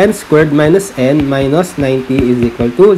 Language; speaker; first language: English; non-native, local second language; Filipino